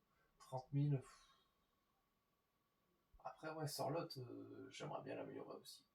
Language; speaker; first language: French; native; French